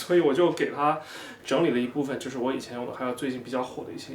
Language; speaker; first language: Chinese; native; Chinese